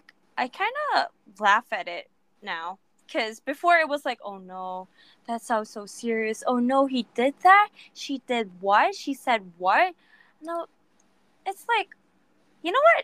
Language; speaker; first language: English; non-native, local second language; Cebuano